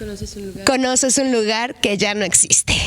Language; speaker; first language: Spanish; native; Spanish